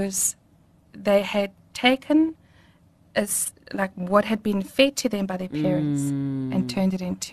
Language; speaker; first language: English; native; English